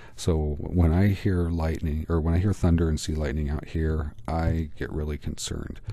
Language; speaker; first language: English; native; English